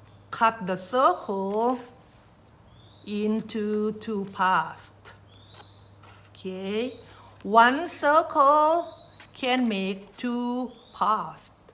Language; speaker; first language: English; non-native, learner; Thai